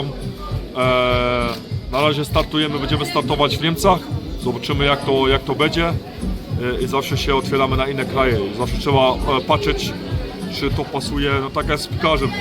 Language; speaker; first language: Polish; early bilingual, heritage; Polish